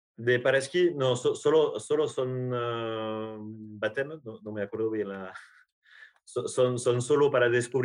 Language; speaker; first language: Spanish; non-native, learner; French